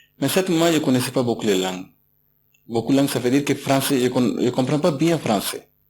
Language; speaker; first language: French; non-native, learner; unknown